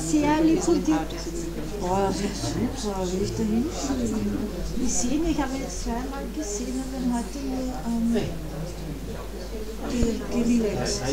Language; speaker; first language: German; native; German